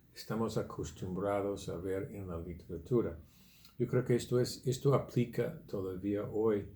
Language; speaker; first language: Spanish; non-native, fluent; English